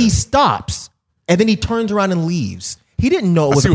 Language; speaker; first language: English; native; English